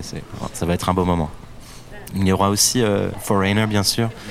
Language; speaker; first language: French; native; French